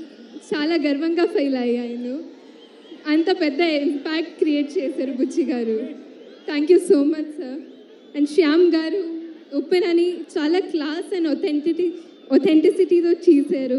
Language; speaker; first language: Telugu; non-native, fluent; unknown